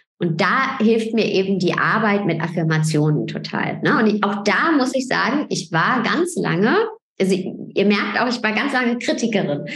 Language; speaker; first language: German; early bilingual, other home language; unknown